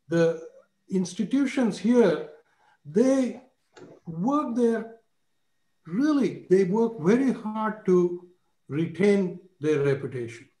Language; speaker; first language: English; non-native, local second language; Marathi